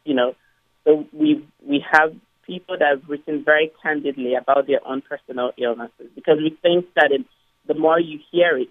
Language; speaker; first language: English; non-native, local second language; Igbo